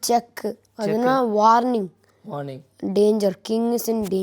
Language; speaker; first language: Tamil; early bilingual, heritage; Tamil